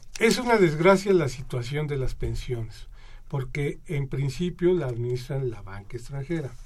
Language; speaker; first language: Spanish; native; Spanish